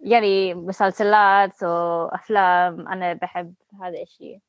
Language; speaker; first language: Arabic; non-native, learner; English